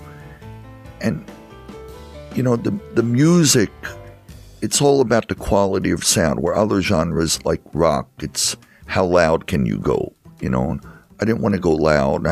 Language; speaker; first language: English; native; English